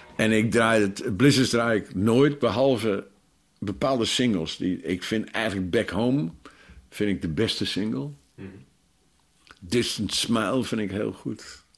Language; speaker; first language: Dutch; native; Dutch